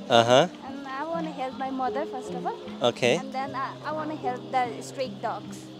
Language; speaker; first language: English; non-native, local second language; Nepali